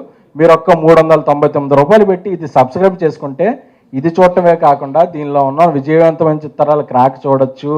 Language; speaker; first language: Telugu; native; Telugu